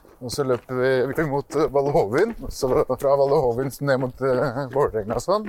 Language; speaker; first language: Norwegian; early bilingual, other home language; Persian